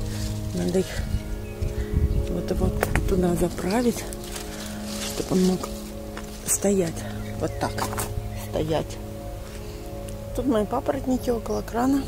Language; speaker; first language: Russian; native; Russian